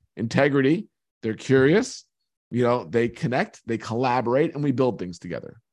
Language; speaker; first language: English; native; English